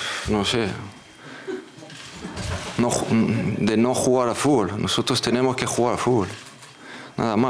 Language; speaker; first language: Spanish; non-native, fluent; French